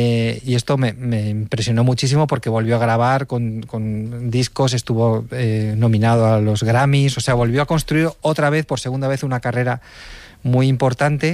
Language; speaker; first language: Spanish; native; Spanish